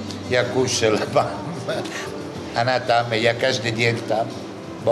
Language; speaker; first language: Russian; non-native, learner; Italian